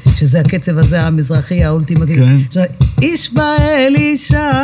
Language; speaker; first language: Hebrew; native; Hebrew